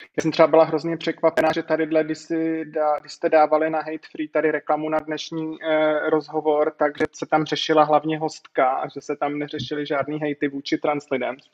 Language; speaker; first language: Czech; native; Czech